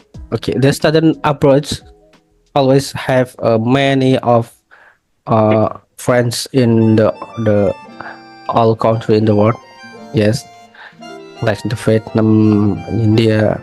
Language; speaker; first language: English; non-native, learner; Indonesian